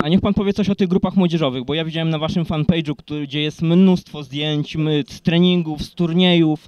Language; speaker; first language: Polish; native; Polish